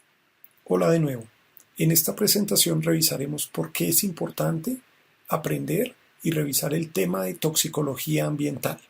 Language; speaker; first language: Spanish; native; Spanish